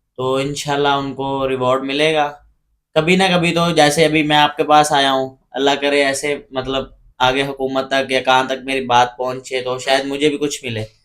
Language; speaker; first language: Urdu; non-native, local second language; Punjabi